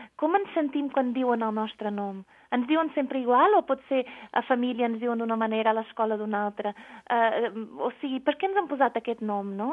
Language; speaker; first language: Catalan; non-native, fluent; Portuguese